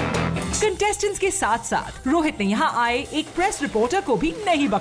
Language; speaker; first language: Hindi; native; Hindi